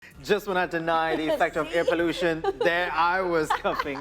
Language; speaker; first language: English; non-native, fluent; Indonesian